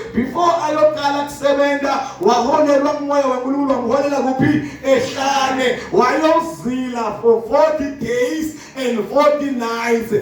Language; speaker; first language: Zulu; non-native, local second language; Swati